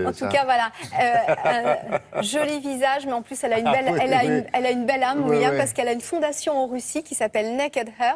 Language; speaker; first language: French; native; French